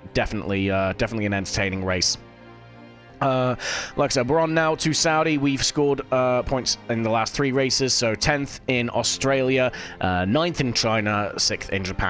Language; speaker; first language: English; native; English